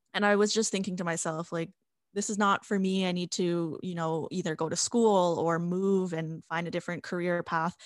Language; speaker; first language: English; native; English